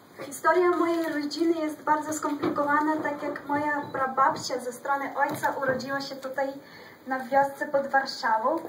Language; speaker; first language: Polish; non-native, fluent; Ukrainian